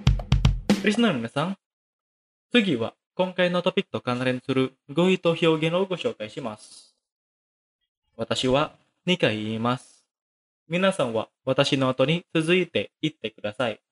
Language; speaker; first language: Japanese; non-native, fluent; Indonesian